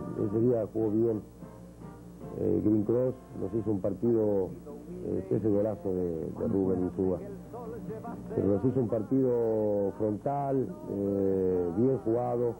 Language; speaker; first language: Spanish; native; Spanish